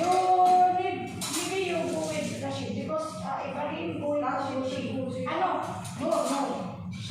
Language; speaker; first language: English; non-native, learner; Filipino